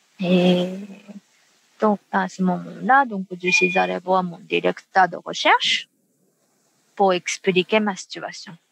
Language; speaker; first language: French; non-native, fluent; Japanese